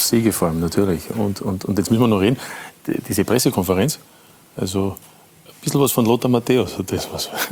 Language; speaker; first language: German; native; German